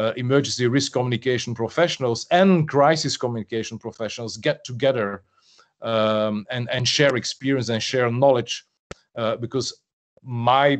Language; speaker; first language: English; non-native, fluent; French